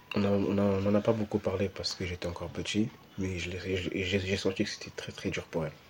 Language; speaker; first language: French; early bilingual, other home language; Portuguese